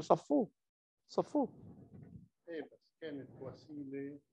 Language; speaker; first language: Arabic; native; Arabic